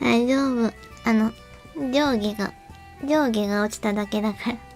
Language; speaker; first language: Japanese; native; Japanese